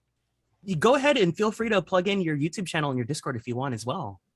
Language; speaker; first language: English; native; English